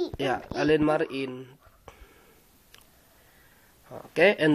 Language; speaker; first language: Dutch; non-native, learner; Filipino